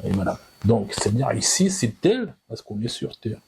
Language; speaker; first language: French; non-native, fluent; Kinyarwanda